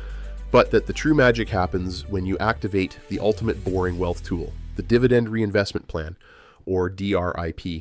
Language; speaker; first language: English; native; English